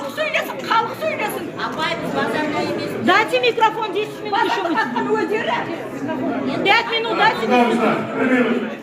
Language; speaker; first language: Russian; non-native, local second language; Kazakh